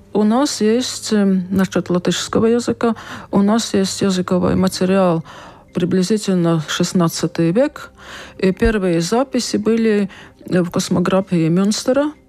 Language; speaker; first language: Russian; non-native, local second language; Latvian